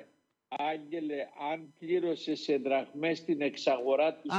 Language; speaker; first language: Greek; native; Greek